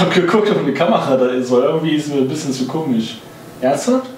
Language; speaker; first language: German; native; German